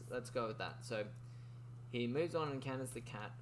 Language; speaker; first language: English; native; English